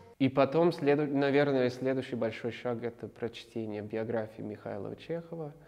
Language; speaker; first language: Russian; non-native, fluent; English